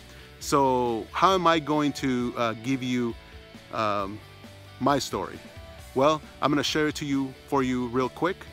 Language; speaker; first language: English; early bilingual, other home language; Spanish